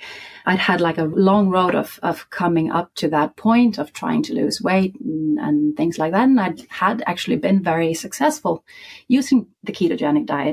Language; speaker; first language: English; non-native, fluent; Icelandic